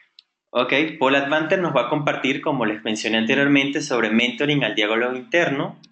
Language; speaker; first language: Spanish; native; Spanish